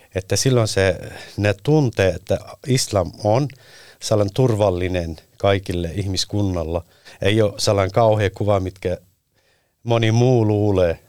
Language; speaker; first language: Finnish; non-native, fluent; Turkish